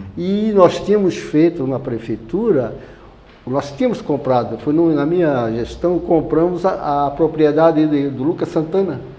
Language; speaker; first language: Portuguese; native; Portuguese